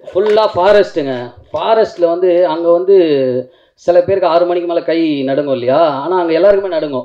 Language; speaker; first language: Tamil; native; Tamil